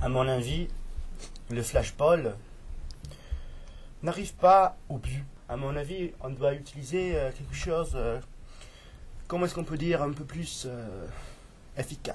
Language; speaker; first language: French; non-native, learner; English